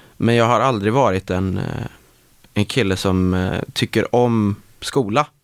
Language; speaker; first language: Swedish; native; Swedish